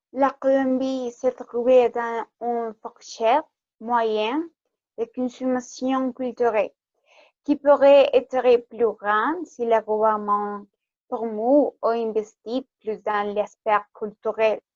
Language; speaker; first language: French; non-native, learner; Spanish